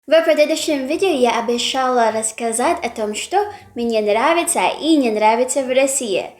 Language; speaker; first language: Russian; non-native, fluent; Filipino